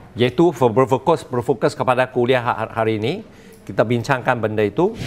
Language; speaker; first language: Malay; non-native, local second language; Chinese